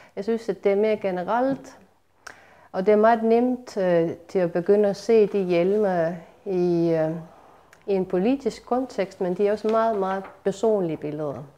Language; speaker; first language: Danish; non-native, fluent; Estonian